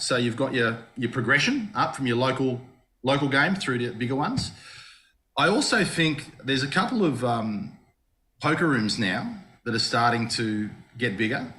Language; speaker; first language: English; native; English